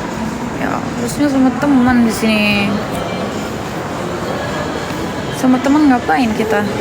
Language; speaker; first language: Indonesian; non-native, learner; Turkish